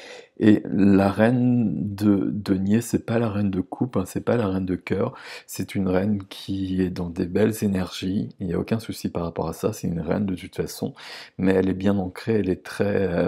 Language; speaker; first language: French; native; French